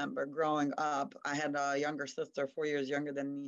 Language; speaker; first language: English; non-native, fluent; Hungarian